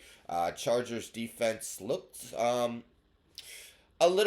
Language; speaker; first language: English; native; English